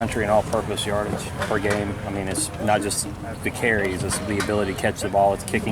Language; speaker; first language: English; native; English